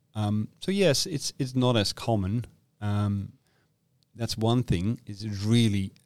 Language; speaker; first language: English; non-native, fluent; Dutch